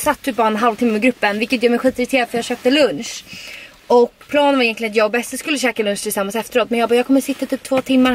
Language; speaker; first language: Swedish; native; Swedish